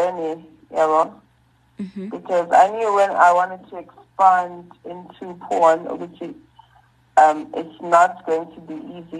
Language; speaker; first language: English; non-native, local second language; Zulu